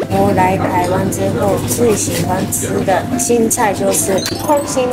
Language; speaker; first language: Chinese; non-native, fluent; Japanese